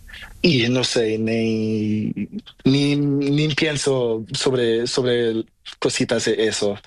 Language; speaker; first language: Spanish; non-native, learner; Portuguese